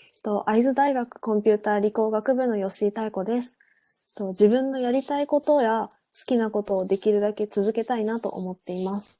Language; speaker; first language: Japanese; native; Japanese